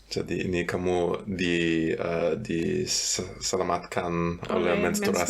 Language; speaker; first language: Indonesian; non-native, fluent; German